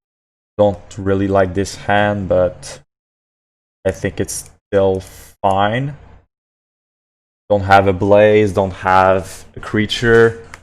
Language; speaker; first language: English; non-native, fluent; French